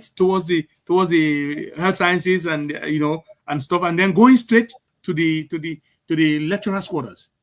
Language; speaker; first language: English; non-native, local second language; Yoruba